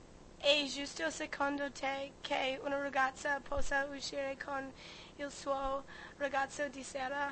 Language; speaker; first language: Italian; non-native, learner; English